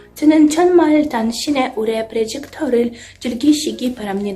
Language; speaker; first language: Korean; non-native, learner; Russian